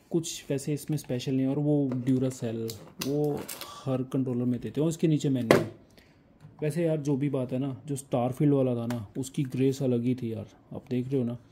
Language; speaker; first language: Hindi; non-native, local second language; Punjabi